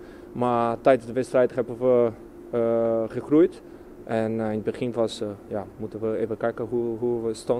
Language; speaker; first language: Dutch; non-native, fluent; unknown